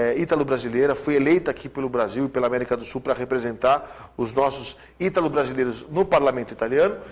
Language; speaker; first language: Portuguese; native; Portuguese